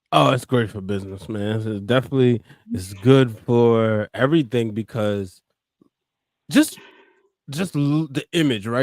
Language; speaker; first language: English; native; English